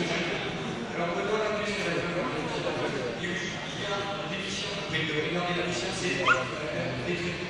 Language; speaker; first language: French; native; French